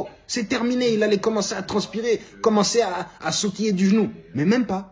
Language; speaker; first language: French; native; French